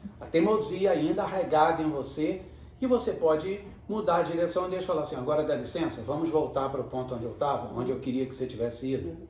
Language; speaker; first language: Portuguese; native; Portuguese